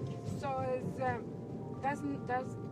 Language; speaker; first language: English; non-native, learner; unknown